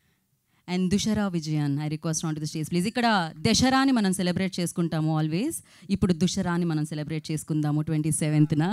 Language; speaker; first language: Telugu; native; Telugu